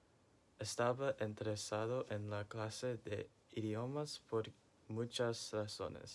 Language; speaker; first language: Spanish; non-native, learner; English